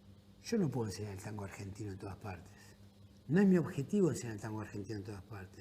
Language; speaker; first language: Spanish; native; Spanish